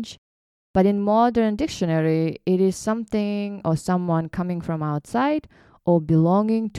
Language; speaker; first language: English; non-native, fluent; Kyrgyz